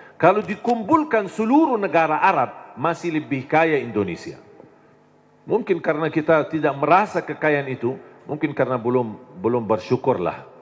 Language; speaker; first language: Indonesian; non-native, fluent; Arabic